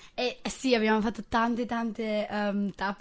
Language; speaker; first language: Italian; non-native, fluent; English